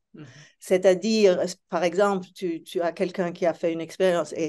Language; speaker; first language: French; non-native, fluent; Italian